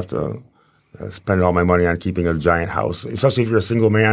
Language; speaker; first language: English; native; English